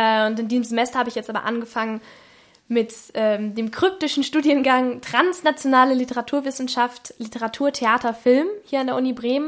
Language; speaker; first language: German; native; German